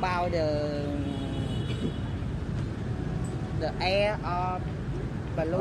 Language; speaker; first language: English; non-native, learner; Vietnamese